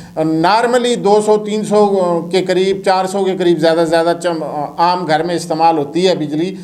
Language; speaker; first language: Urdu; non-native, local second language; Punjabi